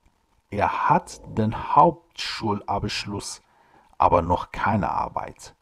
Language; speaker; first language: German; non-native, fluent; Persian